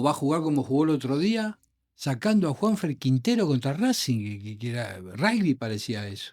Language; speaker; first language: Spanish; native; Spanish